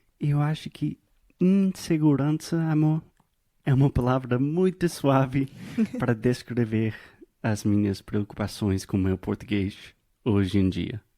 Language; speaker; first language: Portuguese; non-native, fluent; English